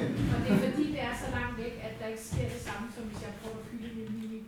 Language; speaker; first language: Danish; native; Danish